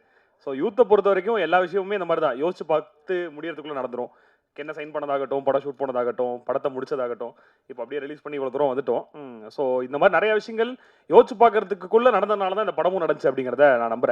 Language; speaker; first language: Tamil; native; Tamil